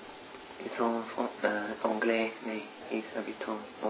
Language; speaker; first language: French; non-native, learner; English